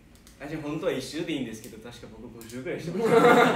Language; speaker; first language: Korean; non-native, learner; Japanese